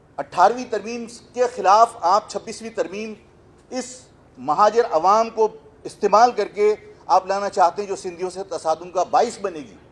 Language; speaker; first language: Urdu; native; Urdu